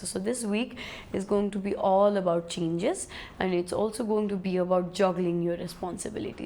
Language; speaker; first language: Nepali; native; Nepali